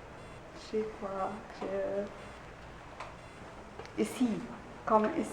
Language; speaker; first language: French; non-native, learner; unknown